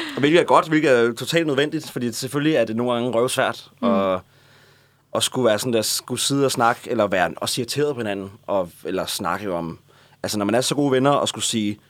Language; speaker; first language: Danish; native; Danish